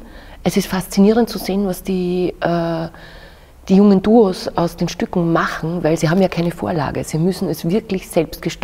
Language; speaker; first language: German; native; German